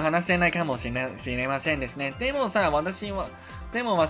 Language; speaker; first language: Japanese; non-native, learner; Cantonese